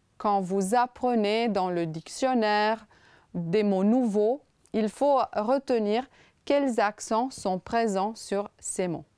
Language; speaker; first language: French; non-native, fluent; Romanian